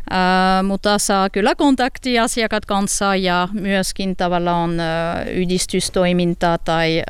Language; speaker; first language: Finnish; non-native, learner; French